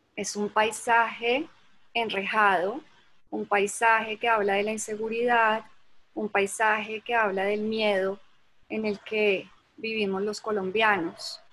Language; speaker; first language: Spanish; native; Spanish